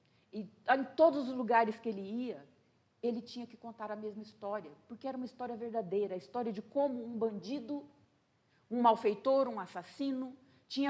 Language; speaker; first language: Portuguese; native; Portuguese